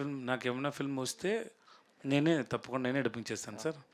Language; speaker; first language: Telugu; non-native, learner; Tamil